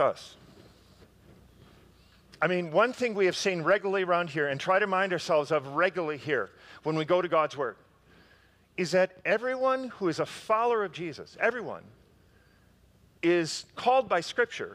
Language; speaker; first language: English; native; English